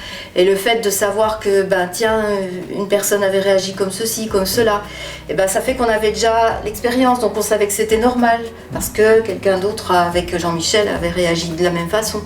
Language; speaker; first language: French; native; French